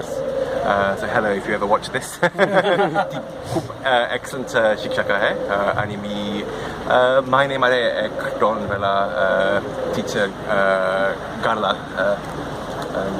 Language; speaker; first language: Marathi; non-native, learner; English